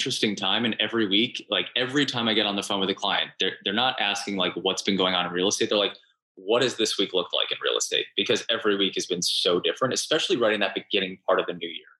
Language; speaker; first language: English; native; English